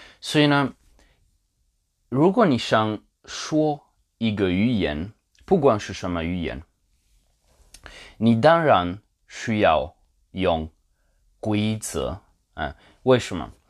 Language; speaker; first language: Chinese; non-native, learner; Polish